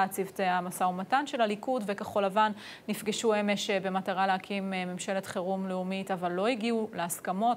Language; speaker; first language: Hebrew; native; Hebrew